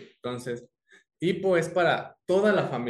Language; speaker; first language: Spanish; native; Spanish